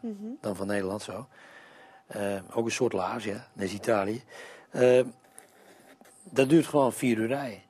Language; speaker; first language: Dutch; native; Dutch